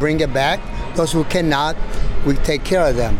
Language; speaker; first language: English; non-native, fluent; Italian